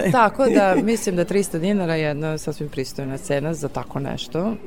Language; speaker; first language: Serbian; native; Serbian